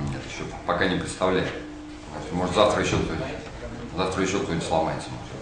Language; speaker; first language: Russian; native; Russian